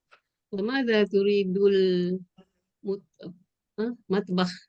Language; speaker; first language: Arabic; non-native, learner; Malay